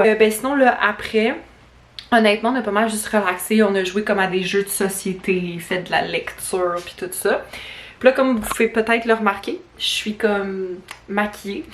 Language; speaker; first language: French; native; French